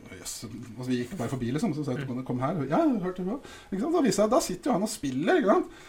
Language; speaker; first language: Norwegian; native; Norwegian